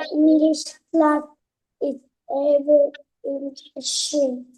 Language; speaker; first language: English; non-native, learner; Vietnamese